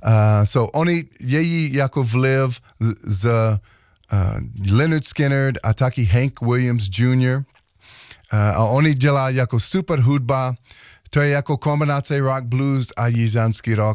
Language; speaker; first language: Czech; non-native, learner; English